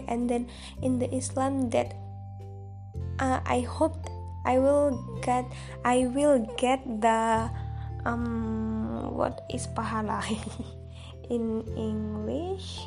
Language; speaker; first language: English; non-native, local second language; Indonesian